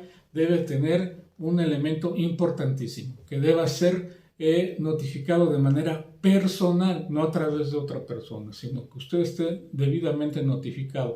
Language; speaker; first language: Spanish; native; Spanish